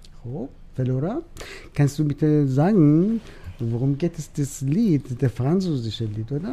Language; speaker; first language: German; non-native, learner; Persian